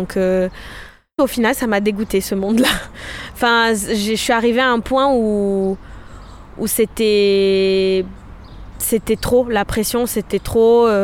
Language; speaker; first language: French; non-native, fluent; Portuguese